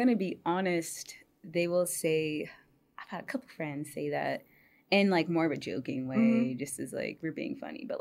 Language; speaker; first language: English; native; English